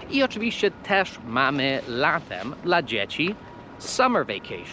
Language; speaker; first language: Polish; non-native, fluent; English